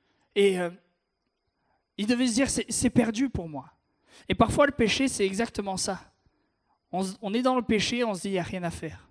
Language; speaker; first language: French; native; French